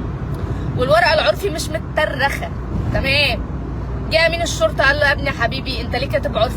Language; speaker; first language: Arabic; native; Arabic